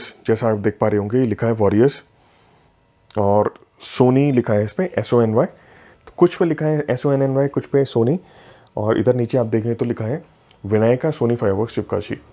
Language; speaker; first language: Hindi; native; Hindi